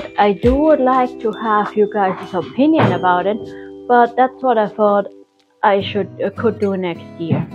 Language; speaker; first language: English; non-native, fluent; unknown